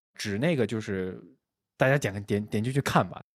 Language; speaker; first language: Chinese; native; Chinese